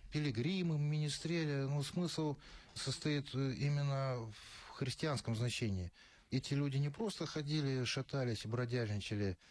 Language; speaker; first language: Russian; native; Russian